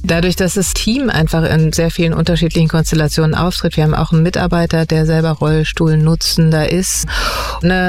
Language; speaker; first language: German; native; German